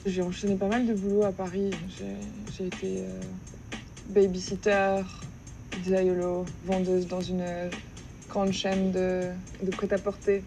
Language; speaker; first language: French; native; French